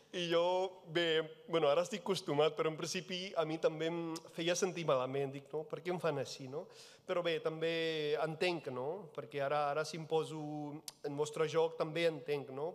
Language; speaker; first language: Catalan; non-native, fluent; Punjabi